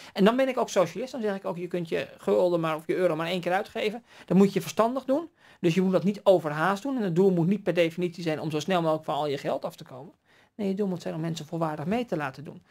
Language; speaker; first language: Dutch; native; Dutch